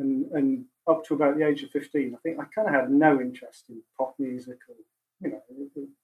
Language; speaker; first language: English; native; English